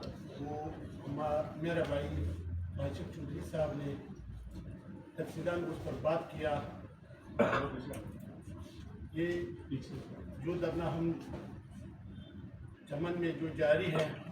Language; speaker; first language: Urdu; non-native, local second language; Pashto